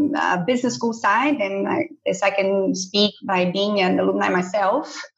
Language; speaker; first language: English; non-native, fluent; Portuguese